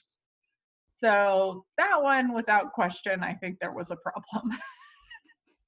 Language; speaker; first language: English; native; English